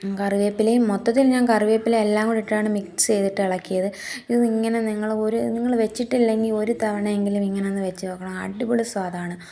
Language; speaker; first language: Malayalam; native; Malayalam